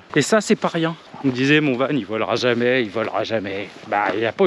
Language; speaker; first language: French; native; French